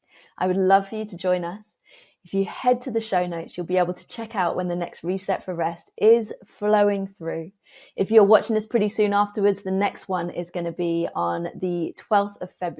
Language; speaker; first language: English; native; English